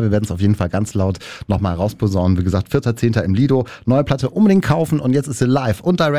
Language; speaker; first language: German; native; German